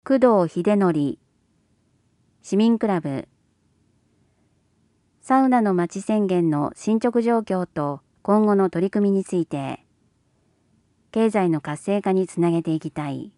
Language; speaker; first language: Japanese; native; Japanese